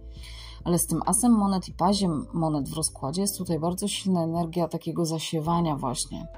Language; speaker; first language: Polish; native; Polish